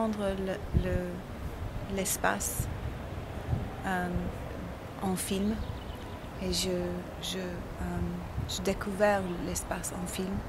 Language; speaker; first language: French; non-native, learner; English